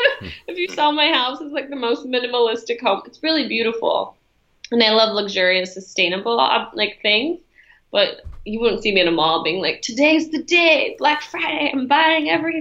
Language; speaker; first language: English; early bilingual, other home language; Russian